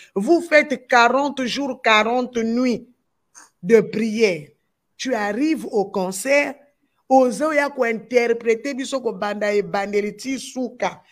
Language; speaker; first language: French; non-native, local second language; Lingala